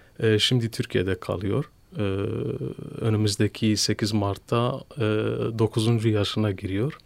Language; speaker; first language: Turkish; non-native, fluent; Kurdish